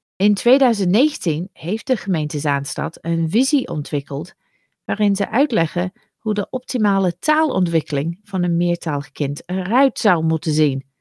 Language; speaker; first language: Dutch; non-native, fluent; English